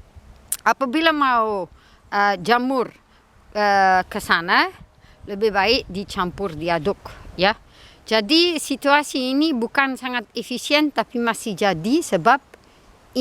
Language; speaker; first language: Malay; non-native, fluent; Dutch